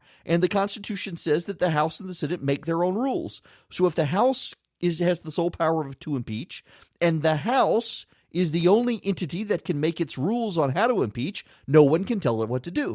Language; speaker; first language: English; native; English